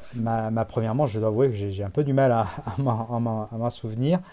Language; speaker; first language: French; native; French